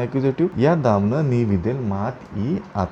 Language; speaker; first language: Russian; non-native, learner; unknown